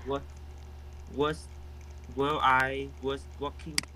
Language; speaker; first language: English; non-native, learner; Vietnamese